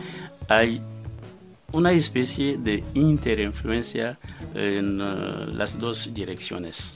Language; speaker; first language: Spanish; non-native, fluent; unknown